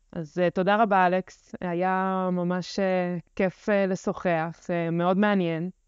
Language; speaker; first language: Hebrew; early bilingual, other home language; Russian